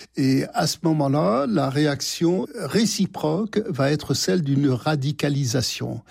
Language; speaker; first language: French; native; French